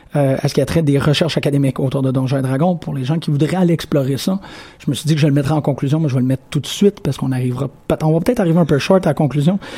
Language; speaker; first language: French; native; French